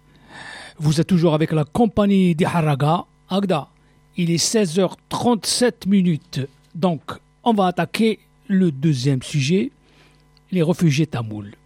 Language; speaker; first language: French; non-native, local second language; Arabic